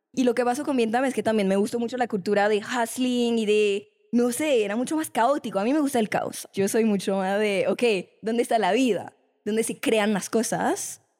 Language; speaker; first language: Spanish; non-native, fluent; French